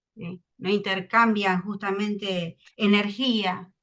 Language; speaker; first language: Spanish; native; Spanish